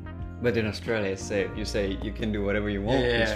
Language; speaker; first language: English; non-native, fluent; Indonesian